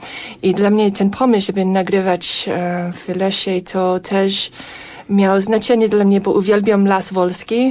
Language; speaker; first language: Polish; non-native, fluent; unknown